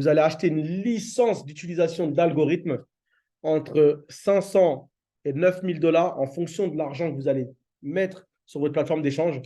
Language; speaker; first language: French; native; French